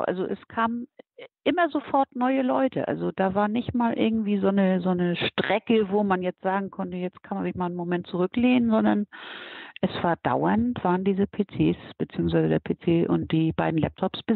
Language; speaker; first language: German; native; German